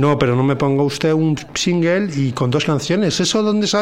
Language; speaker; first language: Spanish; native; Spanish